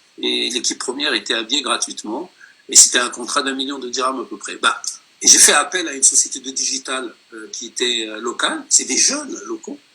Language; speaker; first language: French; non-native, local second language; Arabic